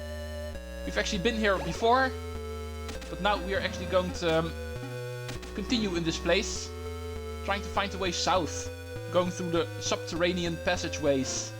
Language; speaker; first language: English; non-native, fluent; Dutch